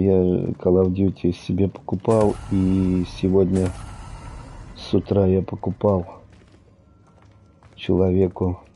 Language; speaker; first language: Russian; native; Russian